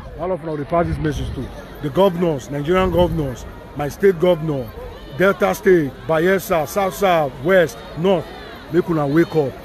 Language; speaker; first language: English; non-native, local second language; Bini